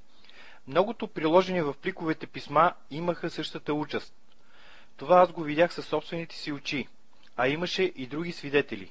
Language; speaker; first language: Bulgarian; native; Bulgarian